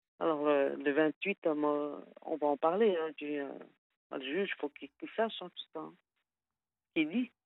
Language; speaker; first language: French; non-native, fluent; Arabic